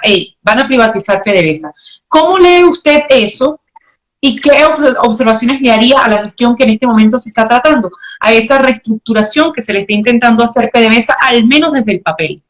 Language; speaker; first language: Spanish; native; Spanish